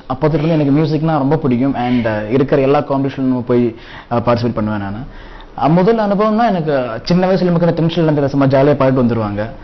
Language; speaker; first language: Tamil; non-native, local second language; Malayalam